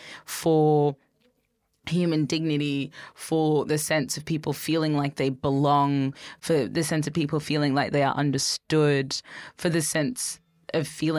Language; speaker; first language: English; native; English